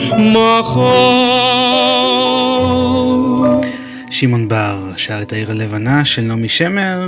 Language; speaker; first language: Hebrew; native; Hebrew